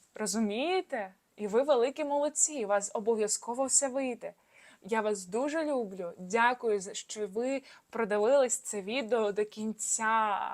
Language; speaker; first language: Ukrainian; non-native, local second language; Russian